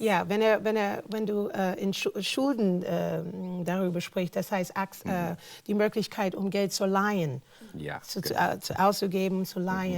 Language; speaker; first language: German; non-native, fluent; English